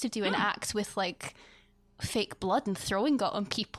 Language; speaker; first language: English; native; English